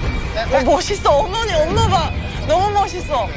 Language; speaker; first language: Korean; native; Korean